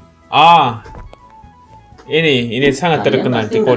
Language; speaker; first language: Indonesian; non-native, learner; Korean